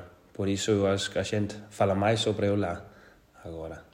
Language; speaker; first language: Portuguese; non-native, learner; Danish